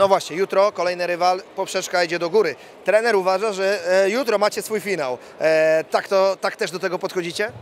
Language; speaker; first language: Polish; native; Polish